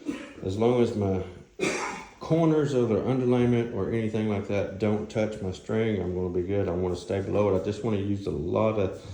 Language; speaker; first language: English; native; English